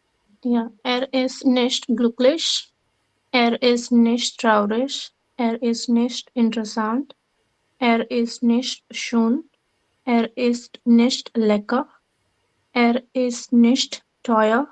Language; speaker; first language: German; non-native, learner; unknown